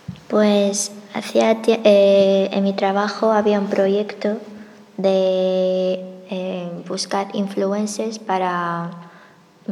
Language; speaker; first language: Spanish; non-native, fluent; Chinese